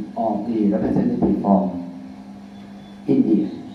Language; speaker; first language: English; non-native, fluent; Thai